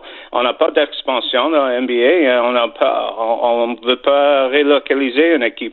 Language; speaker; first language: French; non-native, fluent; English